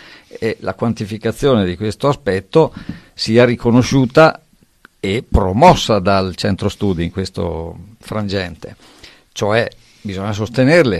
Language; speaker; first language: Italian; native; Italian